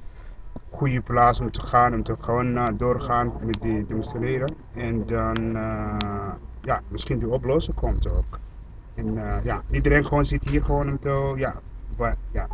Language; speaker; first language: Dutch; non-native, learner; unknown